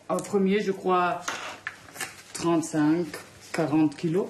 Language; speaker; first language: French; non-native, fluent; German